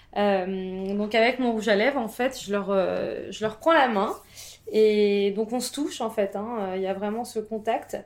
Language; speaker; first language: French; native; French